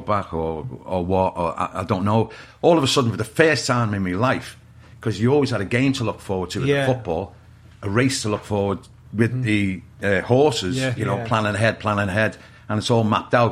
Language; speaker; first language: English; native; English